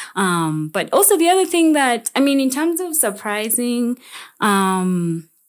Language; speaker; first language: English; non-native, local second language; Ganda